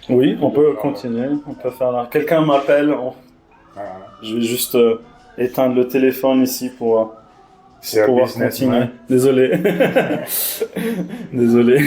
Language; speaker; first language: French; non-native, fluent; Portuguese